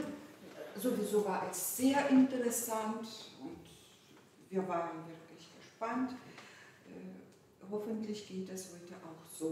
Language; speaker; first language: German; non-native, fluent; Ukrainian